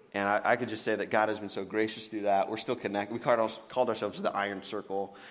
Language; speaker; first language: English; native; English